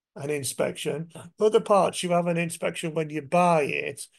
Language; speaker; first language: English; native; English